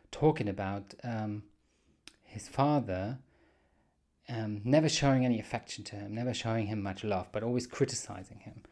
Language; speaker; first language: English; non-native, fluent; German